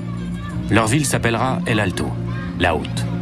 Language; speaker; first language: French; native; French